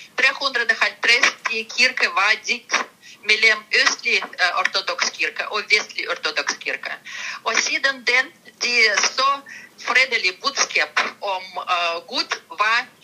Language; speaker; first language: Danish; non-native, fluent; Russian